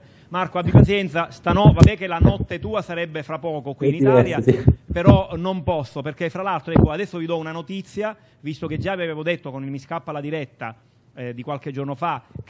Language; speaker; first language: Italian; native; Italian